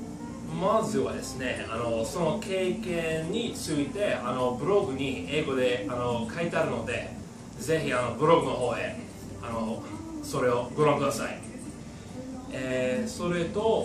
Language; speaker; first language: Japanese; non-native, fluent; English